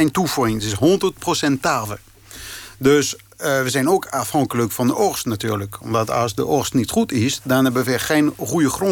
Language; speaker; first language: Dutch; non-native, fluent; French